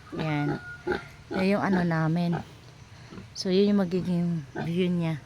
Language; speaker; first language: Filipino; non-native, local second language; Cebuano